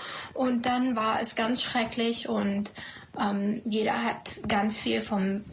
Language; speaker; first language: German; non-native, fluent; English